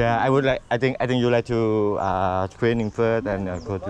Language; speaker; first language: English; non-native, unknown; Thai